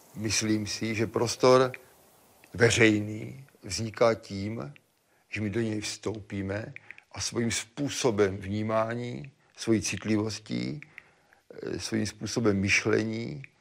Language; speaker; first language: Czech; native; Czech